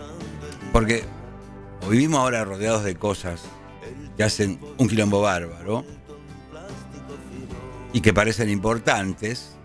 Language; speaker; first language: Spanish; native; Spanish